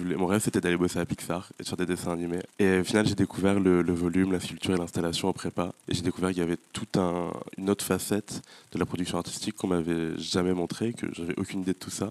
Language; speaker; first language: French; native; French